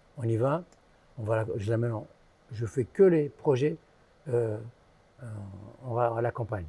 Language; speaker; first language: French; early bilingual, other home language; Arabic